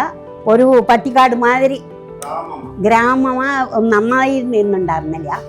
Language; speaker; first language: Malayalam; early bilingual, heritage; Malayalam